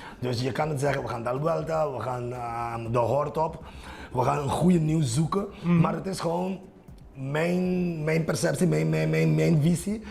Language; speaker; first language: Dutch; non-native, local second language; Papiamento